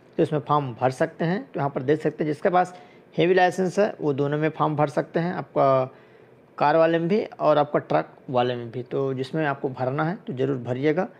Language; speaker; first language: Hindi; native; Hindi